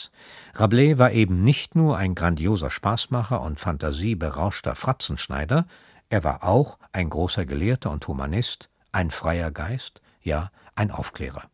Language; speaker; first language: German; native; German